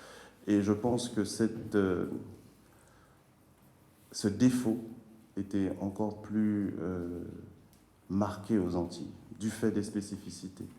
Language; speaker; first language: French; native; French